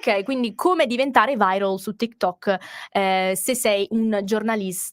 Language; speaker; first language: Italian; native; Italian